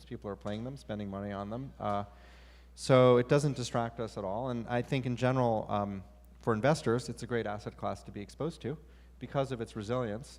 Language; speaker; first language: English; native; English